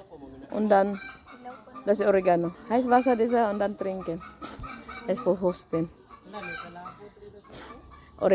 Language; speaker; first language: German; non-native, learner; Cebuano